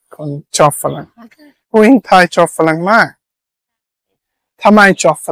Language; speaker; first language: Thai; non-native, learner; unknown